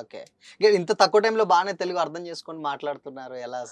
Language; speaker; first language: Telugu; native; Telugu